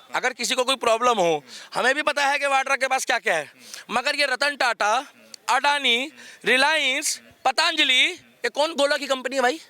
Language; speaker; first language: Hindi; native; Hindi